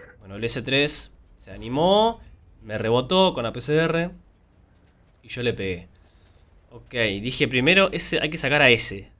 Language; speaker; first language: Spanish; native; Spanish